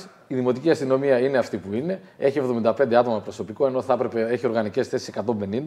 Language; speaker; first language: Greek; native; Greek